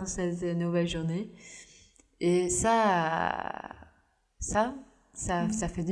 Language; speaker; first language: French; non-native, fluent; Norwegian